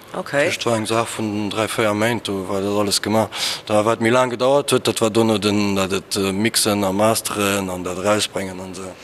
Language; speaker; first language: Luxembourgish; early bilingual, other home language; Portuguese